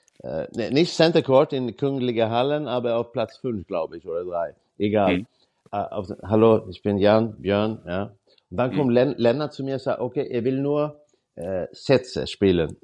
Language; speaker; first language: German; non-native, learner; Swedish